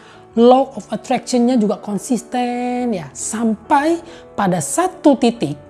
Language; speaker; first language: Indonesian; native; Indonesian